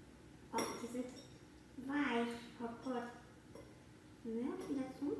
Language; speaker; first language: German; non-native, fluent; Russian